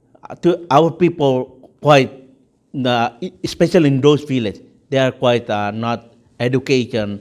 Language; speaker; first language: English; non-native, fluent; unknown